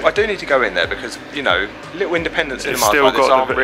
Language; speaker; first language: English; native; English